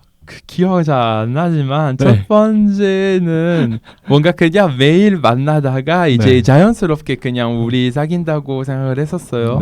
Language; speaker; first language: Korean; non-native, fluent; French